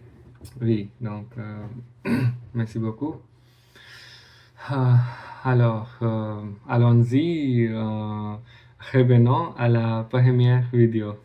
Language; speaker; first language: French; non-native, learner; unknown